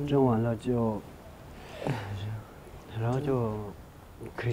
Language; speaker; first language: Chinese; non-native, local second language; Tibetan